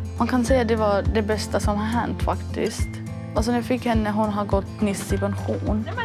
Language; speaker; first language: Swedish; non-native, fluent; Arabic